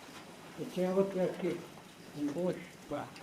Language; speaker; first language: Portuguese; non-native, local second language; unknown